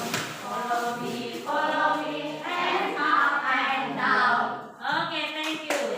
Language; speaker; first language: English; non-native, learner; Indonesian